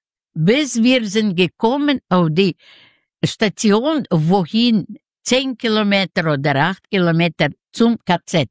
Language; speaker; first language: German; non-native, learner; Russian